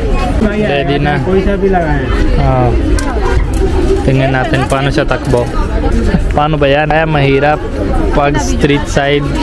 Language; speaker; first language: Filipino; non-native, learner; Hindi